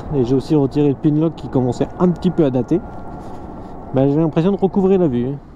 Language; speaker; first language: French; native; French